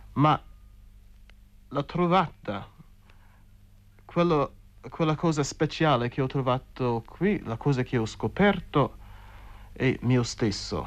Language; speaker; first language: Italian; non-native, fluent; English